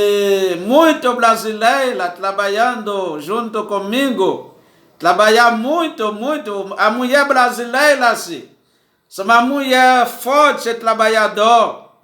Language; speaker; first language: Portuguese; non-native, learner; Haitian Creole